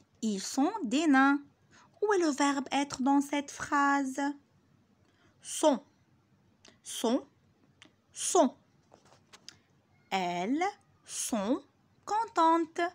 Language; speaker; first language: French; non-native, local second language; Arabic